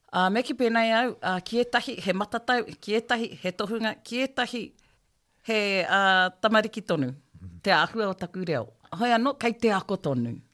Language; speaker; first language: Māori; native; Māori